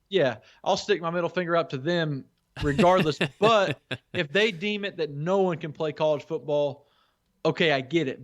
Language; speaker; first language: English; native; English